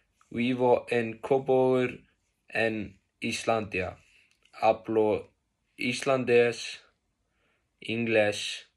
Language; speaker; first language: Spanish; non-native, learner; Icelandic